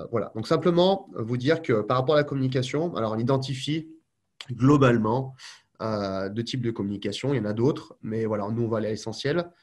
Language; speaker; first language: French; native; French